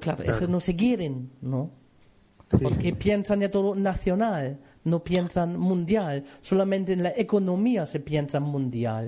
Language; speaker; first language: Spanish; non-native, fluent; German